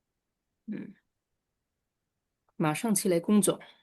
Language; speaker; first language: Chinese; non-native, fluent; Bangla